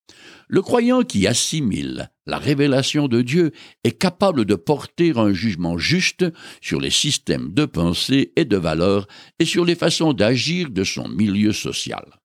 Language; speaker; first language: French; native; French